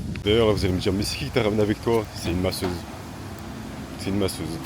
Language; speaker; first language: French; native; French